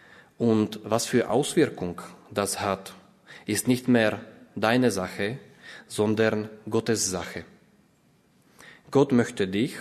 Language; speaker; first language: German; non-native, fluent; Slovak